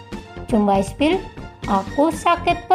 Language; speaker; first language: German; non-native, fluent; Indonesian